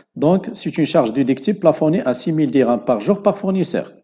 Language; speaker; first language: French; non-native, local second language; Arabic